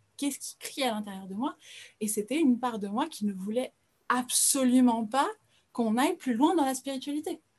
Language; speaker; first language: French; early bilingual, other home language; Portuguese